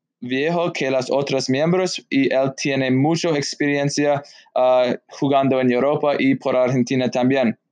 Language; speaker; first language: Spanish; non-native, learner; English